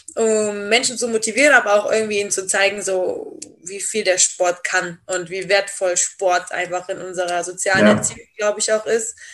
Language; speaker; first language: German; native; German